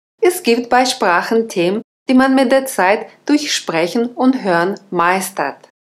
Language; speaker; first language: German; non-native, fluent; Russian